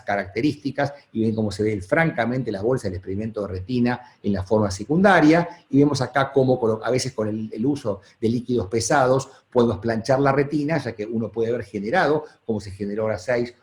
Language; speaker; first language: Spanish; native; Spanish